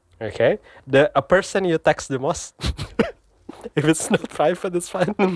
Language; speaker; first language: English; non-native, fluent; Indonesian